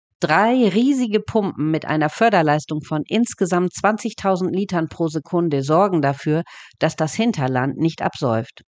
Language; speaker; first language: German; native; German